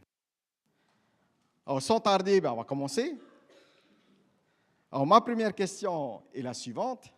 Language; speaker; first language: French; native; French